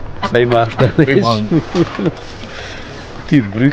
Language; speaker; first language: German; non-native, fluent; Bosnian